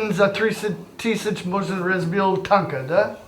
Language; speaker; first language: Russian; non-native, learner; English